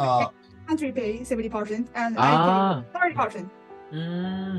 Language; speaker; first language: English; non-native, learner; Japanese